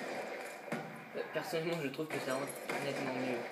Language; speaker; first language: French; native; French